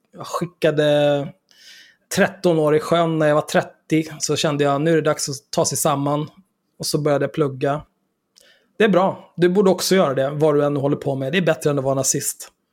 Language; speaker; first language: Swedish; native; Swedish